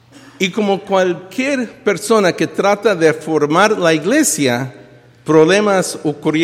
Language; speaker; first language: Spanish; early bilingual, heritage; Spanish